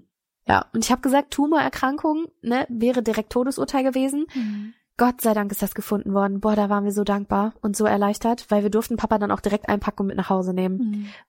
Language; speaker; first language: German; native; German